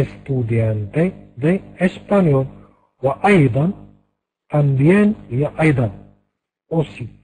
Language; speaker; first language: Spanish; non-native, fluent; Arabic